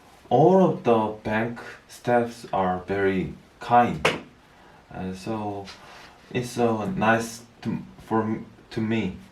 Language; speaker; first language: English; non-native, learner; Korean